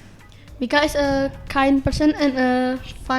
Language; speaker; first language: English; non-native, learner; Indonesian